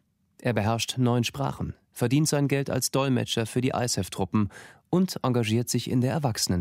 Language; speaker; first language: German; native; German